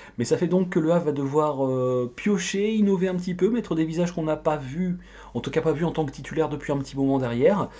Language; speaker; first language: French; native; French